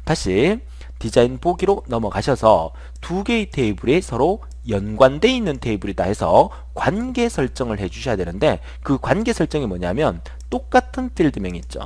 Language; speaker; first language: Korean; native; Korean